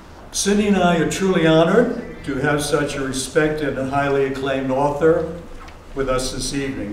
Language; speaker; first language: English; native; English